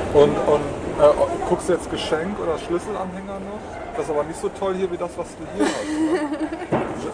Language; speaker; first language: German; native; German